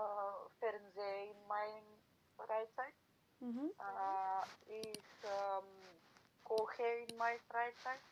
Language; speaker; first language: German; non-native, learner; Macedonian